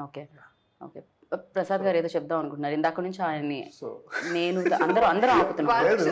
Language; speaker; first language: Telugu; native; Telugu